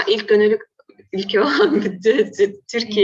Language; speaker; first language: Turkish; non-native, fluent; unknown